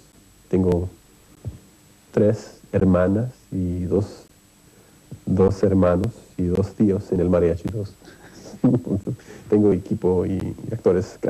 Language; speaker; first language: Spanish; early bilingual, heritage; English